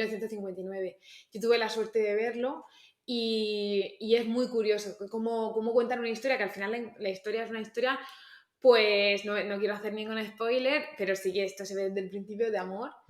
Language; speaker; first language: Spanish; native; Spanish